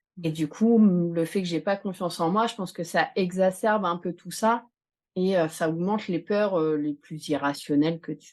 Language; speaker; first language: French; native; French